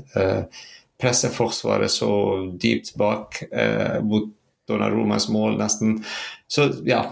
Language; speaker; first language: Norwegian; non-native, fluent; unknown